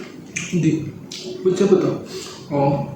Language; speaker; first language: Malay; non-native, local second language; Javanese